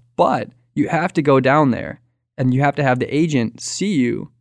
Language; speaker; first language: English; native; English